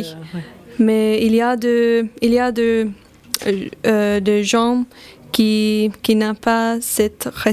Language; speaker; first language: French; non-native, learner; Finnish